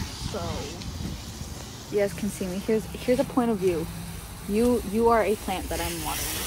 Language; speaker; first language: English; early bilingual, other home language; Spanish